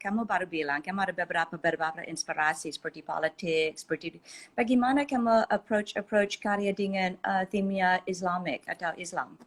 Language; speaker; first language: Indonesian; non-native, fluent; English